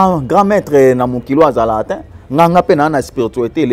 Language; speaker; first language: French; non-native, local second language; Lingala